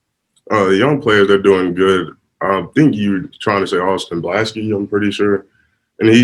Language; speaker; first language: English; native; English